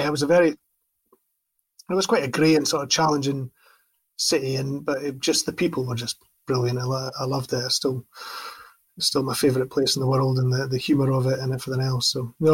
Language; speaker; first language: English; native; English